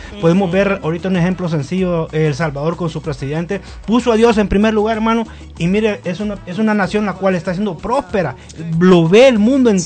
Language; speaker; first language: Spanish; native; Spanish